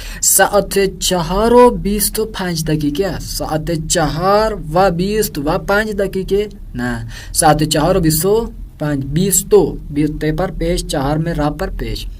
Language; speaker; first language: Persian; non-native, fluent; Urdu